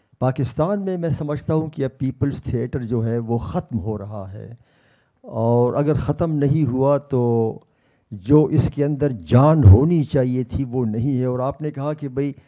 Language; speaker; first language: Urdu; native; Urdu